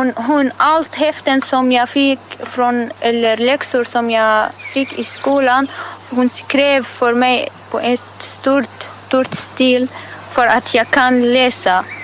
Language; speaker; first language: Swedish; non-native, learner; Arabic